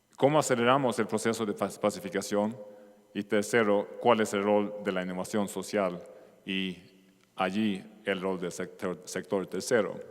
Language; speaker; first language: Spanish; non-native, fluent; Swedish